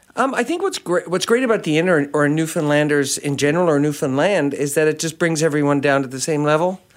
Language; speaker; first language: English; native; English